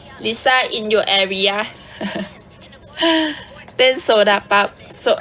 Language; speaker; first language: English; non-native, learner; Thai